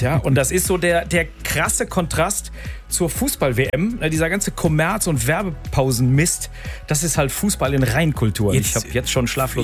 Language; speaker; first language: German; native; German